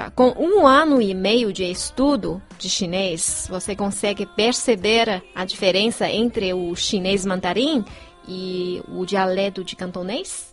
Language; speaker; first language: Portuguese; non-native, fluent; Chinese